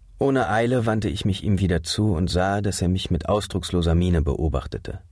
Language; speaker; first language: German; native; German